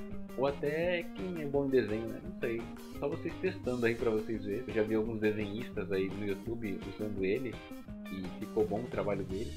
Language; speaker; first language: Portuguese; native; Portuguese